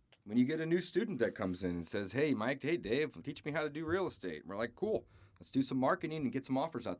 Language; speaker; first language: English; native; English